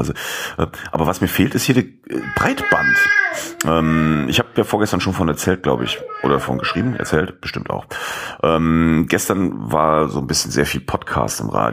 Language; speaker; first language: German; native; German